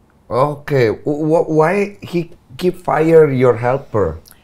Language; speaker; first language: English; non-native, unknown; Indonesian